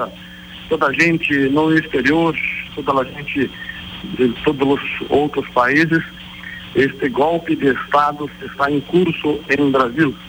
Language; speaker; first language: Spanish; non-native, learner; Portuguese